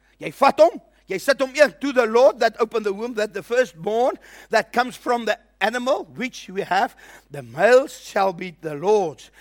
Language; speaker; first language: English; non-native, local second language; Afrikaans